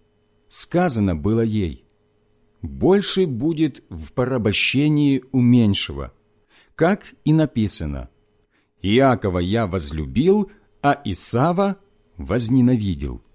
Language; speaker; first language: Russian; native; Russian